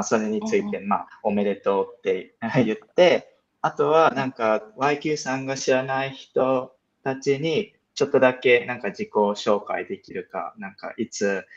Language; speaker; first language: Japanese; non-native, fluent; English